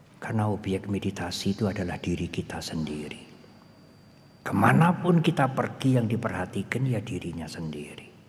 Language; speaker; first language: Indonesian; non-native, local second language; Javanese